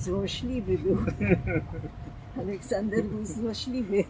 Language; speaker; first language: Polish; non-native, local second language; German